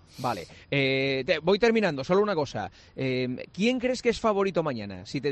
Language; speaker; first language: Spanish; native; Spanish